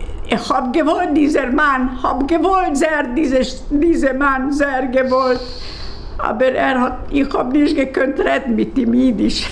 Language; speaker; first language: German; non-native, learner; Hungarian